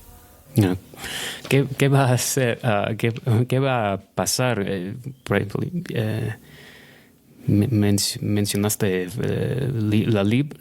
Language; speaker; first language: Spanish; non-native, fluent; English